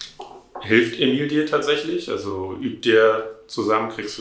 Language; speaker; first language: German; native; German